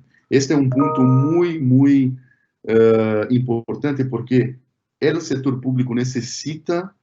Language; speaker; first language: Spanish; non-native, fluent; Portuguese